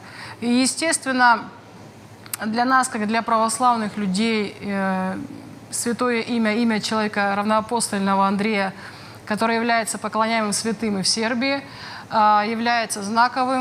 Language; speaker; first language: Russian; native; Russian